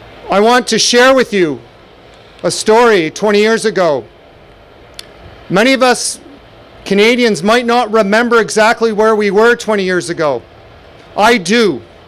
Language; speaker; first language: English; native; English